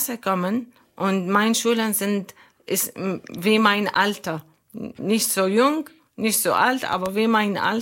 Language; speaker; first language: German; non-native, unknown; Arabic